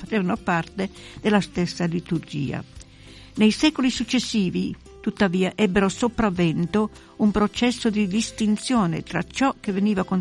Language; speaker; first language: Italian; native; Italian